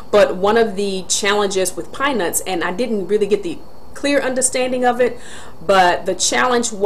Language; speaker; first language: English; native; English